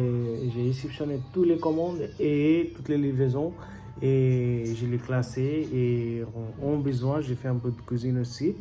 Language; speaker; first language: French; non-native, learner; Bangla